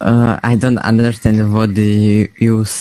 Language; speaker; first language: English; non-native, learner; Slovak